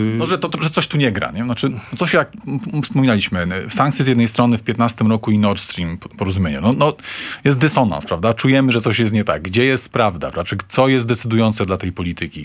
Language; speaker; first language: Polish; native; Polish